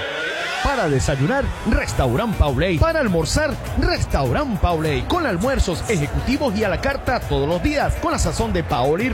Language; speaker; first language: Spanish; native; Spanish